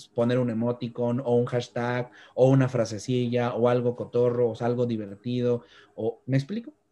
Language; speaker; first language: Spanish; native; Spanish